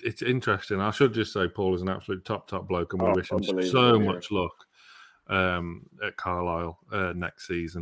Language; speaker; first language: English; native; English